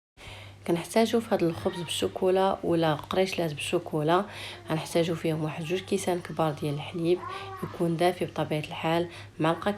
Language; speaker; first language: Arabic; native; Arabic